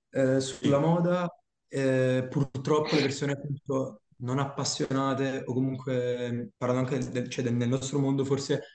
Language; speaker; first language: Italian; native; Italian